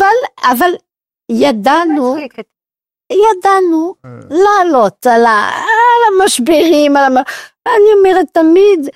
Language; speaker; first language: Hebrew; non-native, fluent; French